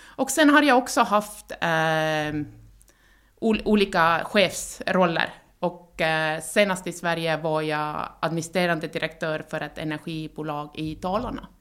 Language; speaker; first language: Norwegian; non-native, fluent; Estonian